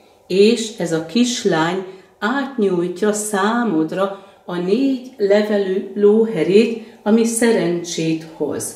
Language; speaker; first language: Hungarian; native; Hungarian